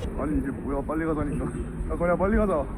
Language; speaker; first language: Korean; native; Korean